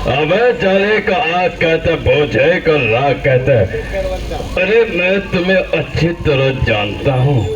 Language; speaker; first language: Hindi; non-native, local second language; Marathi